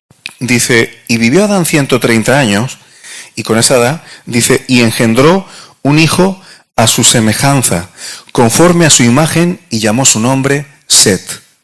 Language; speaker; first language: Spanish; native; Spanish